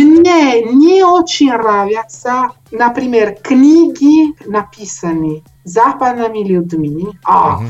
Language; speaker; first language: Russian; non-native, learner; Italian